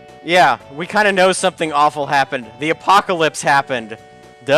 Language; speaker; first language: English; native; English